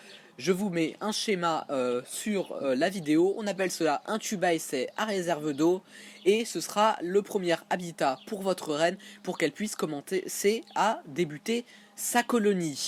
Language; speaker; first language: French; native; French